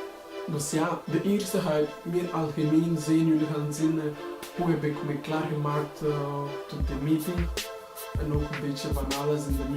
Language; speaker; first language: Dutch; early bilingual, other home language; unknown